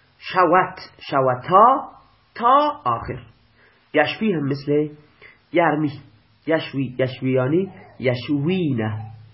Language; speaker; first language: Persian; non-native, local second language; Baluchi